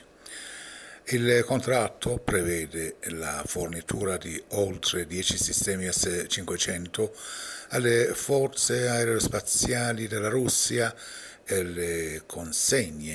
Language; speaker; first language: Italian; non-native, fluent; Persian